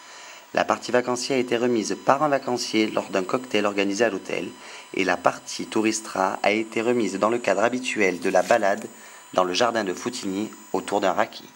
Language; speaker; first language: French; native; French